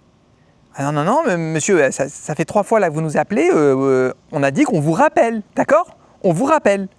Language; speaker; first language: French; native; French